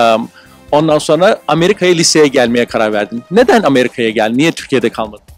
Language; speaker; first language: Turkish; native; Turkish